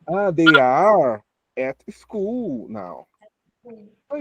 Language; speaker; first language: English; non-native, fluent; Portuguese